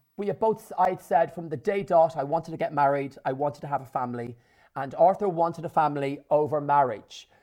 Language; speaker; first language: English; native; English